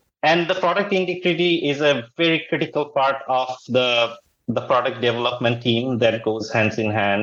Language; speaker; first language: English; non-native, local second language; Bangla